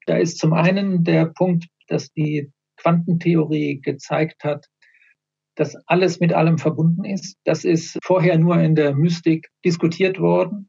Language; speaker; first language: German; native; German